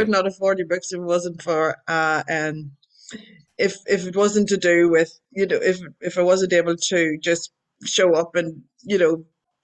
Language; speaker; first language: English; native; English